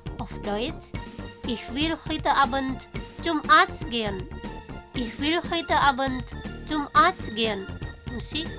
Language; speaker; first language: German; non-native, fluent; Indonesian